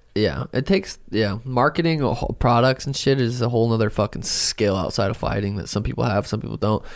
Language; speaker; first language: English; native; English